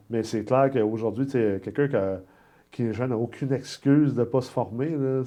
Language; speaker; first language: French; native; French